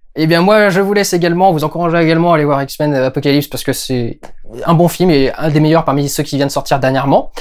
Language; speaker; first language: French; native; French